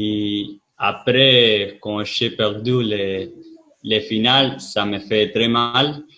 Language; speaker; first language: French; non-native, fluent; Spanish